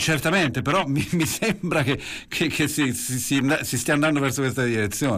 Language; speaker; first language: Italian; native; Italian